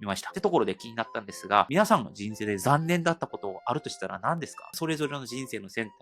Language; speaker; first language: Japanese; non-native, fluent; Korean